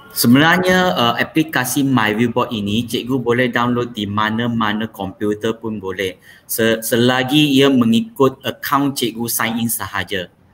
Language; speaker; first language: Malay; non-native, local second language; Chinese